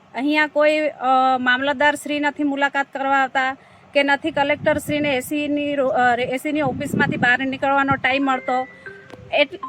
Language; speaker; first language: Gujarati; non-native, local second language; Gamit